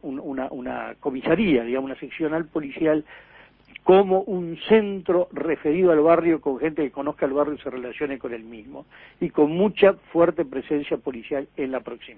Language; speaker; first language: Spanish; native; Spanish